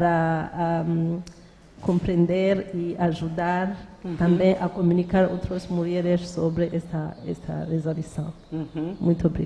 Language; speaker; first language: Portuguese; non-native, learner; Kinyarwanda